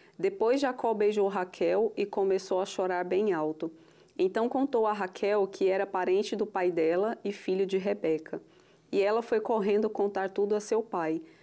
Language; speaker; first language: Portuguese; native; Portuguese